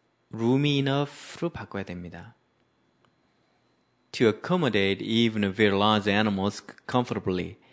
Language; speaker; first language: English; non-native, fluent; Korean